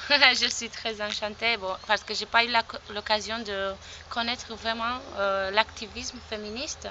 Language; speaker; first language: French; non-native, fluent; Romanian